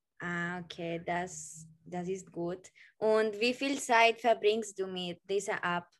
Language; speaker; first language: German; non-native, learner; Spanish